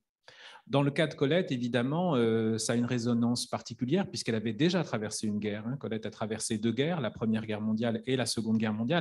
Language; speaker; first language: French; native; French